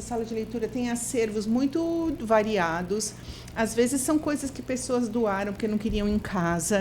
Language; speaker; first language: Portuguese; native; Portuguese